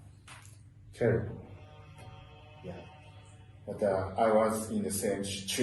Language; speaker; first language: English; non-native, learner; Japanese